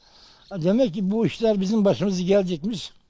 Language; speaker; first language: Turkish; native; Turkish